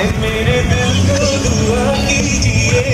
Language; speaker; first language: Hindi; non-native, local second language; Gujarati